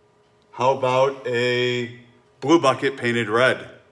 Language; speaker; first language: English; native; English